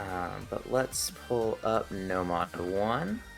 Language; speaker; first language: English; native; English